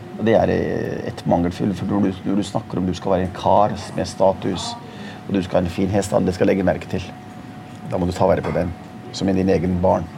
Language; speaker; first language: Norwegian; early bilingual, other home language; Punjabi